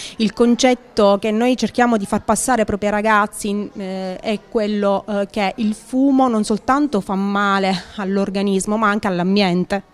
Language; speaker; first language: Italian; native; Italian